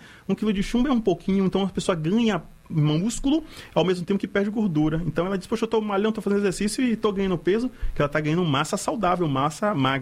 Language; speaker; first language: Portuguese; native; Portuguese